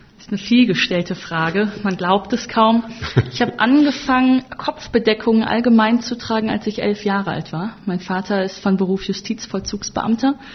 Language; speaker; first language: German; native; German